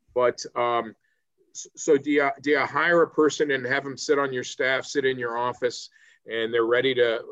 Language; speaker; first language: English; native; English